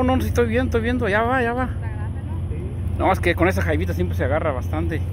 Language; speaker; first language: Spanish; native; Spanish